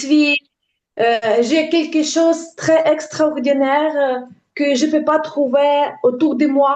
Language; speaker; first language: French; non-native, learner; Ukrainian